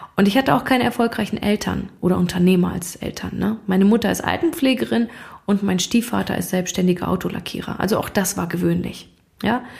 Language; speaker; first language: German; early bilingual, other home language; Russian